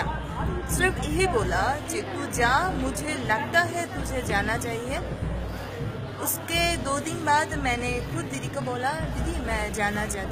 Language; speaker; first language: Hindi; non-native, learner; Bangla